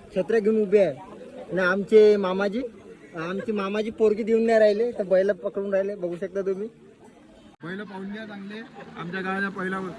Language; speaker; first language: Marathi; native; Marathi